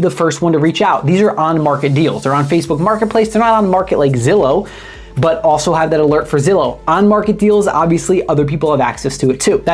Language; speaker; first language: English; native; English